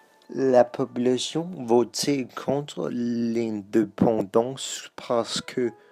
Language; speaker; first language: French; non-native, learner; Danish